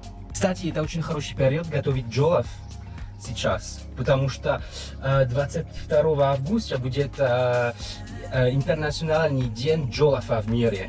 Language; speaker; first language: Russian; non-native, learner; French